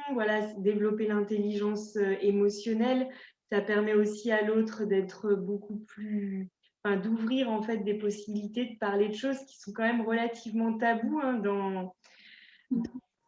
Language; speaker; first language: French; native; French